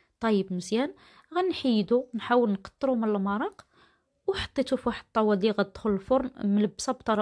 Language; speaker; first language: Arabic; native; Arabic